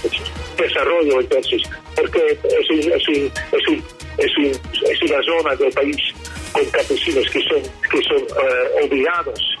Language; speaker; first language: Spanish; non-native, learner; Dutch